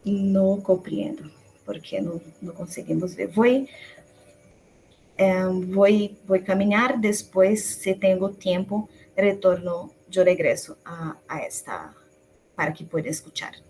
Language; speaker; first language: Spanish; non-native, fluent; Portuguese